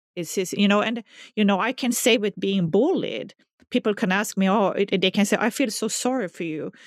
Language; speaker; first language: English; non-native, fluent; Swedish